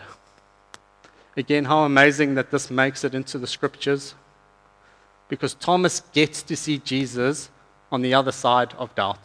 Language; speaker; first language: English; native; English